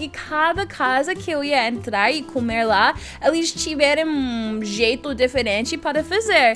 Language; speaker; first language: Portuguese; non-native, learner; English